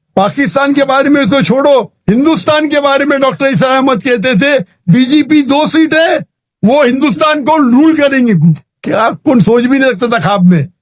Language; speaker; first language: Urdu; non-native, local second language; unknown